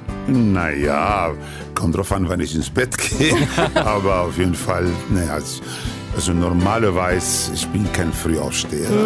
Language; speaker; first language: German; non-native, fluent; Spanish